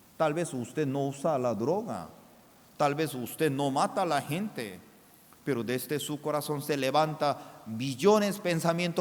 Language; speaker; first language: Spanish; non-native, fluent; Korean